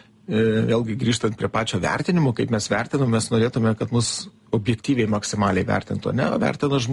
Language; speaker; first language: Lithuanian; native; Lithuanian